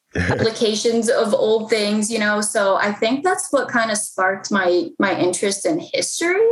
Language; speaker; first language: English; native; English